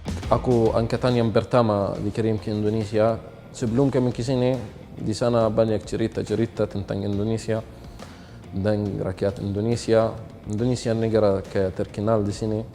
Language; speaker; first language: Indonesian; non-native, fluent; Arabic